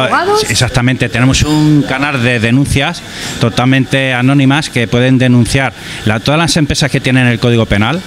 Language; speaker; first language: Spanish; native; Spanish